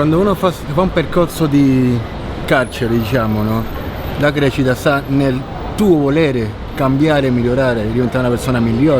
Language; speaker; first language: Italian; native; Italian